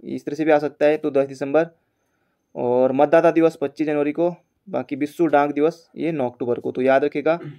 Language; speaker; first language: Hindi; native; Hindi